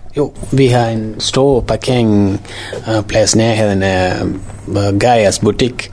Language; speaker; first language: Danish; non-native, learner; Tamil